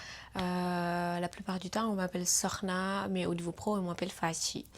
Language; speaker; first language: French; non-native, local second language; Wolof